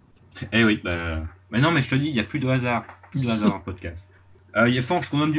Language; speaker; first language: French; native; French